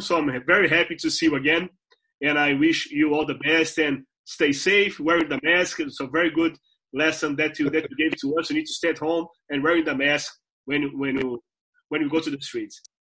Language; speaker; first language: English; non-native, fluent; Portuguese